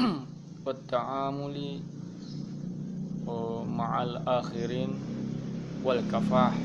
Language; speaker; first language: Arabic; non-native, learner; Indonesian